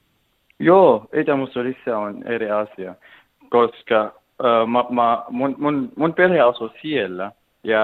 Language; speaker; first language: Finnish; non-native, learner; Arabic